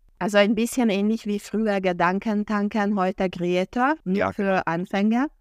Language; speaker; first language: German; non-native, fluent; Hungarian